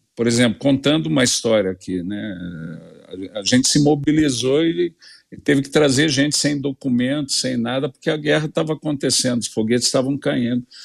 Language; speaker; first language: Portuguese; native; Portuguese